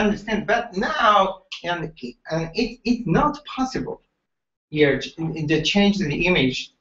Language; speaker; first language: English; non-native, learner; Japanese